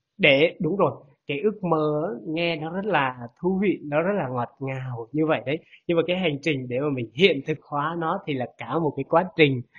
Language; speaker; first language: Vietnamese; non-native, local second language; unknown